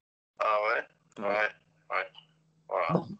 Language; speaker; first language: French; non-native, local second language; Dutch